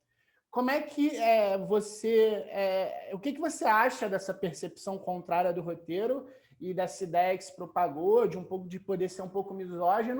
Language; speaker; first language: Portuguese; native; Portuguese